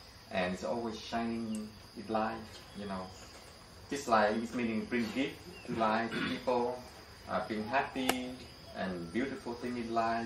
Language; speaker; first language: English; non-native, fluent; Vietnamese